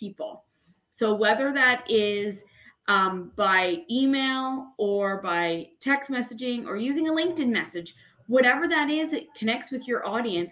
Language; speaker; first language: English; native; English